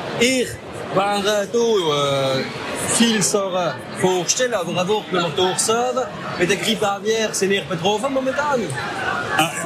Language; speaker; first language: German; native; German